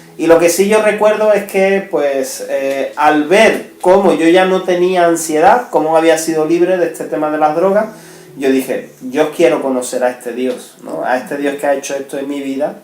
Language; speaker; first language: Spanish; native; Spanish